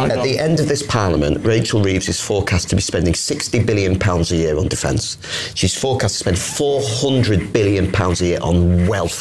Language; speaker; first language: English; native; English